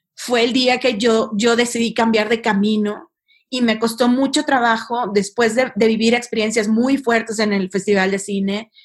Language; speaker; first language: Spanish; native; Spanish